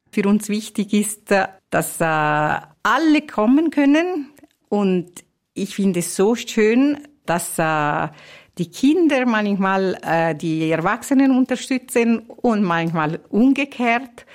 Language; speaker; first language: German; non-native, fluent; Italian